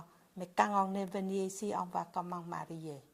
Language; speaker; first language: French; non-native, learner; Vietnamese